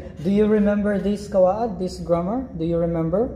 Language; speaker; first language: English; non-native, fluent; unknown